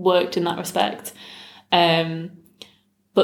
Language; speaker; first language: English; native; English